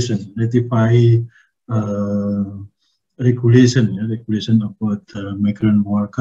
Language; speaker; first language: English; non-native, learner; Indonesian